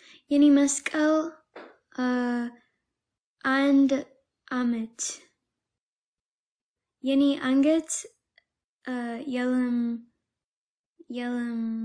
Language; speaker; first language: Amharic; non-native, learner; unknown